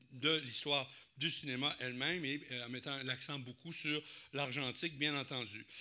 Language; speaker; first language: French; native; French